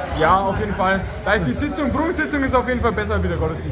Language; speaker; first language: German; native; German